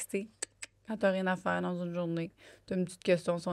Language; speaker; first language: French; native; French